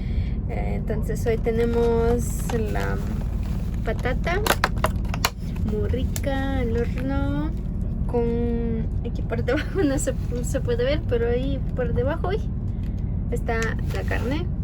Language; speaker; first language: Spanish; non-native, local second language; Russian